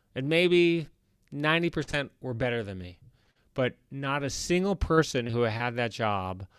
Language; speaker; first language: English; native; English